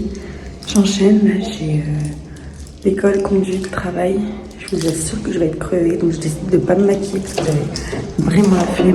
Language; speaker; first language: French; native; French